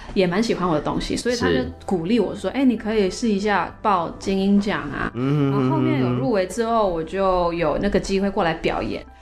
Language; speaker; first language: Chinese; non-native, local second language; Cantonese